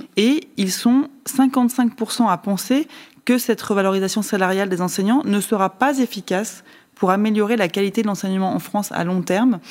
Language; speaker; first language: French; native; French